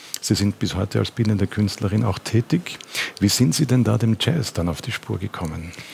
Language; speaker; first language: German; native; German